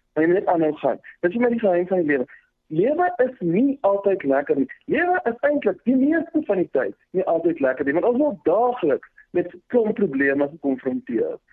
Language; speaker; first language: Afrikaans; early bilingual, other home language; Zulu